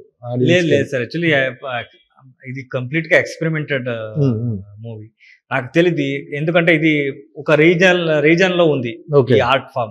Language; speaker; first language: Telugu; non-native, learner; Kannada